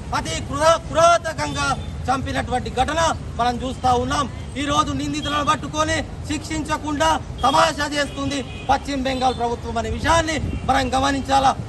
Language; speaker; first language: Telugu; native; Telugu